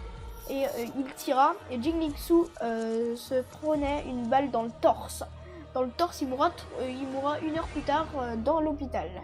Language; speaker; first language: French; native; French